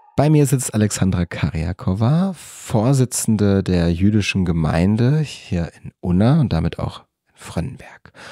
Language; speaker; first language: German; native; German